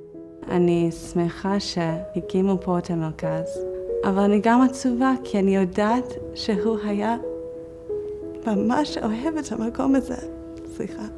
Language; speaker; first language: Hebrew; non-native, fluent; English